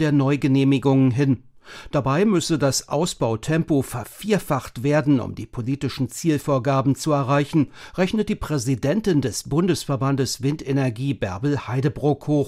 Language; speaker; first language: German; native; German